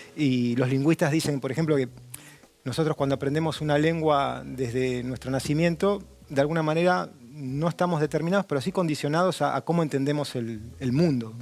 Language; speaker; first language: Spanish; native; Spanish